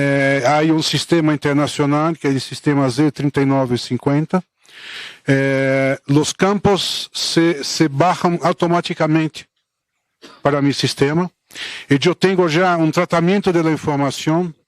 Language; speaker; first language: Spanish; non-native, fluent; Portuguese